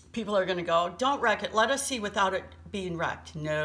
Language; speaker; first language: English; native; English